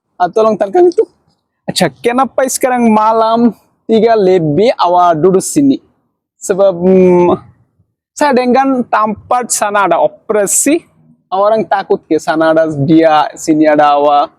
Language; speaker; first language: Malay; non-native, learner; Bangla